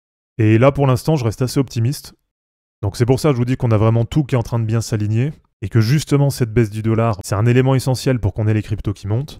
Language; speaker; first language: French; native; French